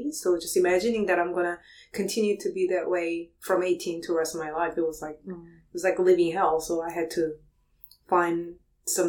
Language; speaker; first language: English; non-native, fluent; Korean